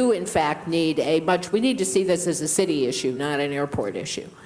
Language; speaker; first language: English; native; English